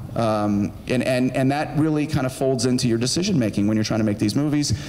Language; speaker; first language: English; native; English